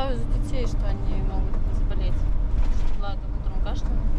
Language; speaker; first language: Russian; native; Russian